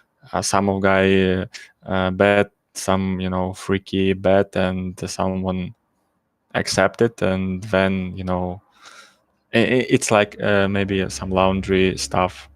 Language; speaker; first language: English; non-native, learner; Russian